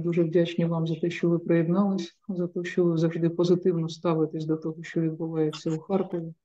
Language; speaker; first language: Ukrainian; native; Ukrainian